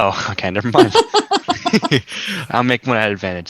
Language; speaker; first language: English; native; English